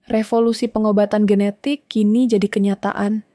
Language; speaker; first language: Indonesian; native; Indonesian